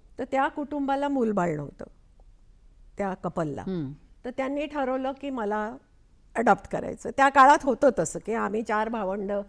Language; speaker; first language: Marathi; non-native, local second language; Konkani